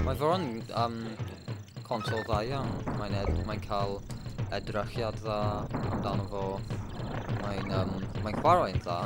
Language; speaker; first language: Welsh; non-native, local second language; English